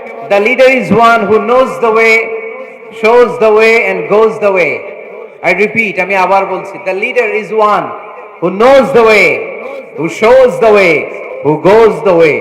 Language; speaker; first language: English; non-native, local second language; Bangla